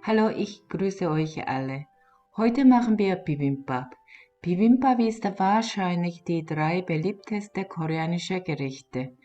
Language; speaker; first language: German; non-native, fluent; Korean